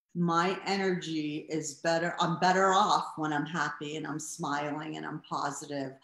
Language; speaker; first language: English; native; English